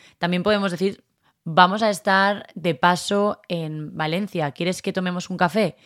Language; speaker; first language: Spanish; native; Spanish